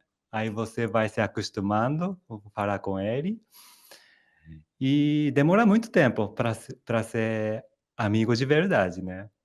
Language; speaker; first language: Portuguese; non-native, fluent; Japanese